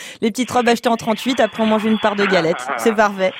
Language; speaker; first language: French; native; French